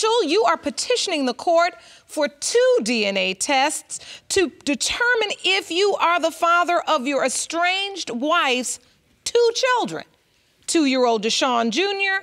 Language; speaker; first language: English; native; English